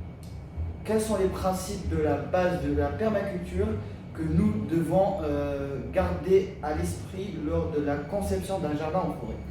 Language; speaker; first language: French; native; French